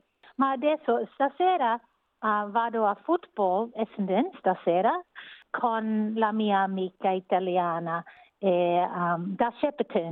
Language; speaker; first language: Italian; non-native, learner; English